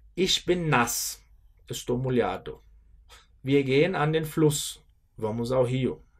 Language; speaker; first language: Portuguese; non-native, fluent; German